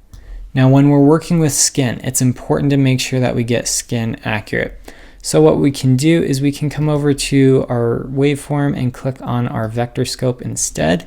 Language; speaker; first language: English; native; English